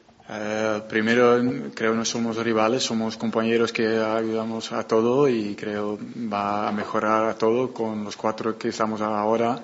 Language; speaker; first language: Spanish; non-native, fluent; Dutch